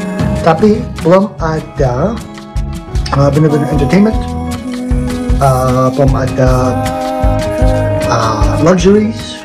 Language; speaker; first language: Indonesian; non-native, learner; English